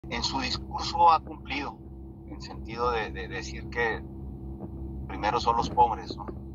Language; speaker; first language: Spanish; native; Spanish